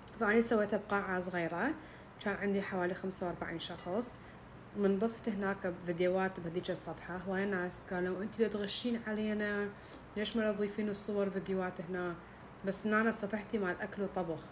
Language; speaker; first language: Arabic; early bilingual, heritage; Arabic